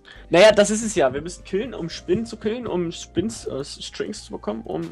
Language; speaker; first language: German; native; German